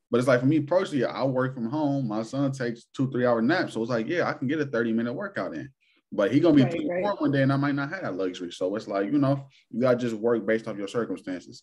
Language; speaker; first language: English; native; English